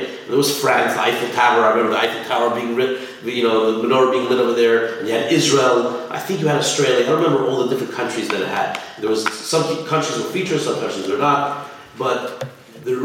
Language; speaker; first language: English; native; English